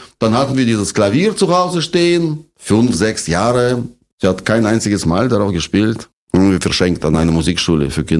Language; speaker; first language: German; non-native, fluent; Russian